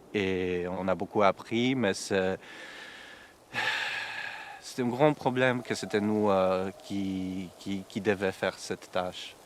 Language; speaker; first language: French; non-native, fluent; Polish